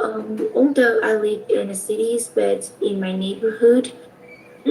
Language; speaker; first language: English; non-native, learner; Vietnamese